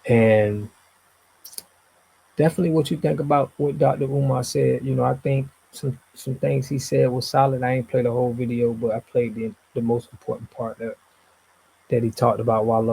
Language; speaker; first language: English; native; English